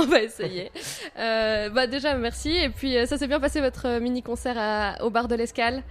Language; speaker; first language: French; native; French